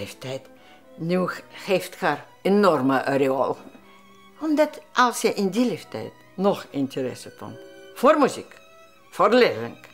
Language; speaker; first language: Dutch; non-native, fluent; Russian